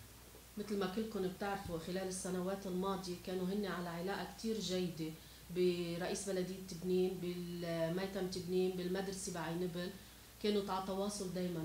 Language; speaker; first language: Arabic; native; Arabic